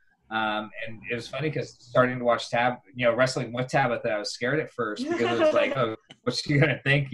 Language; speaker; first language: English; native; English